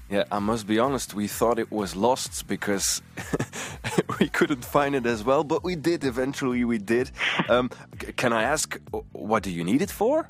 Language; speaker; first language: English; non-native, fluent; Dutch